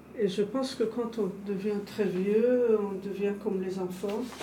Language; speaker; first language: French; non-native, fluent; Persian